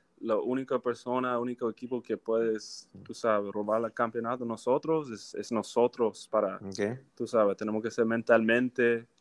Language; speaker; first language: Spanish; early bilingual, heritage; English